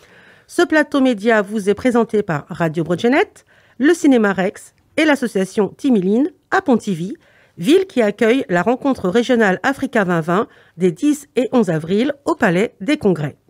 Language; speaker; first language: French; native; French